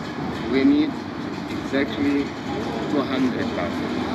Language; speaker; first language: English; non-native, learner; Arabic